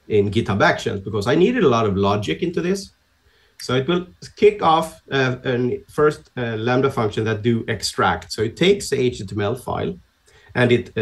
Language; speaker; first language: English; non-native, fluent; Swedish